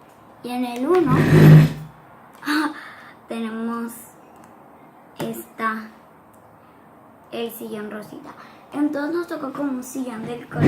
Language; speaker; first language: Spanish; early bilingual, heritage; Spanish